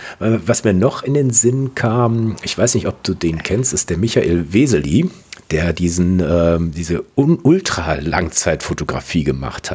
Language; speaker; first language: German; native; German